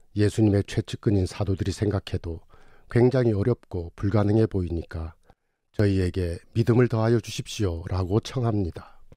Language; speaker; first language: Korean; native; Korean